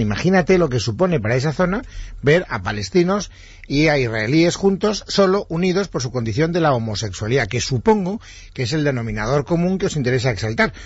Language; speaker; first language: Spanish; native; Spanish